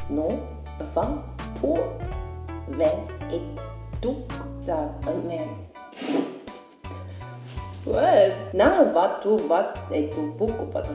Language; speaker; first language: French; non-native, learner; Chinese